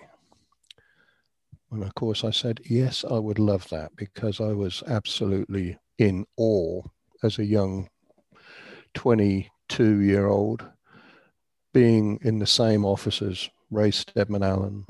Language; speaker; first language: English; native; English